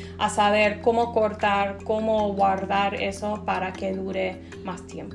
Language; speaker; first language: Spanish; non-native, fluent; English